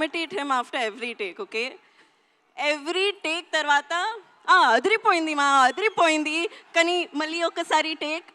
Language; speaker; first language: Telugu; non-native, local second language; Hindi